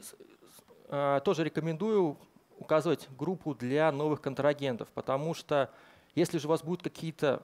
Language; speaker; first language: Russian; native; Russian